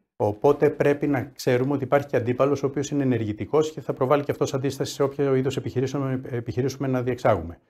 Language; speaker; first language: Greek; native; Greek